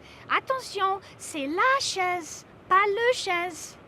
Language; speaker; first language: French; non-native, fluent; English